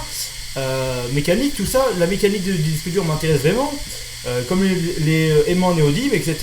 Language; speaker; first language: French; native; French